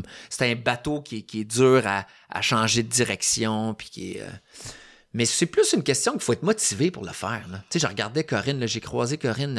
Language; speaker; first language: French; native; French